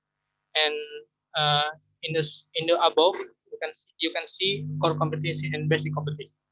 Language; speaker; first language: English; non-native, learner; Indonesian